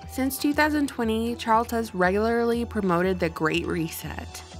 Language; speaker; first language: English; native; English